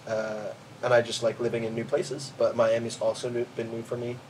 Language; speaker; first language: English; native; English